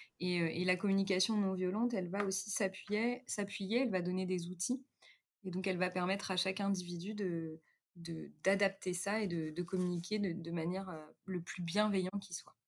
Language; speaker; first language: French; native; French